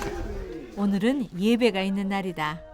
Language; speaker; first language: Korean; native; Korean